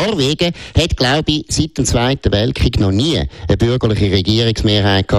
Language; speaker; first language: German; native; German